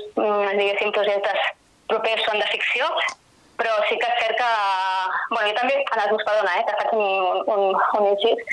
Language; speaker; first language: Catalan; native; Catalan